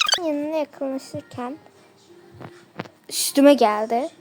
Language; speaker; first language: Turkish; native; Turkish